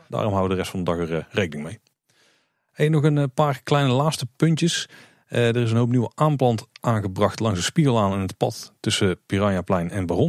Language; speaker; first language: Dutch; native; Dutch